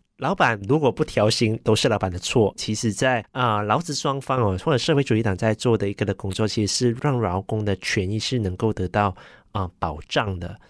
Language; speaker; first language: Chinese; native; Chinese